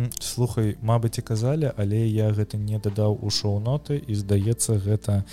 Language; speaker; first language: Belarusian; non-native, local second language; Russian